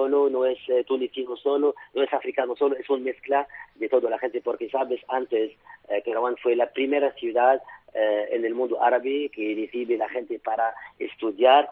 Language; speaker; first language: Spanish; non-native, fluent; Arabic